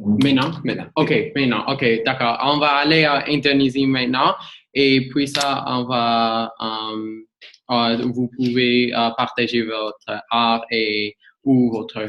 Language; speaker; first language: French; non-native, learner; English